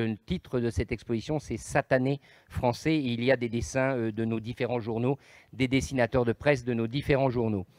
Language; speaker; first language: French; native; French